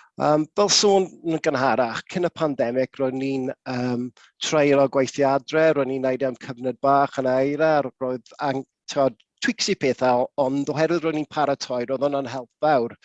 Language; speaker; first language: Welsh; non-native, local second language; English